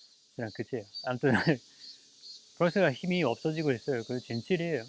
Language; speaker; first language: Korean; non-native, fluent; French